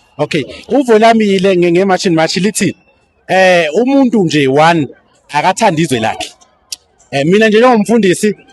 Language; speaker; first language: Zulu; native; Zulu